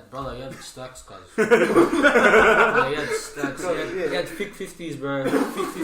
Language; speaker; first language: English; native; English